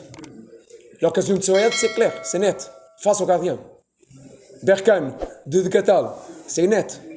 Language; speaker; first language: French; non-native, fluent; Portuguese